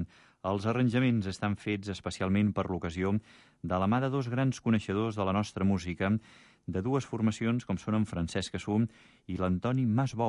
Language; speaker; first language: Catalan; native; Catalan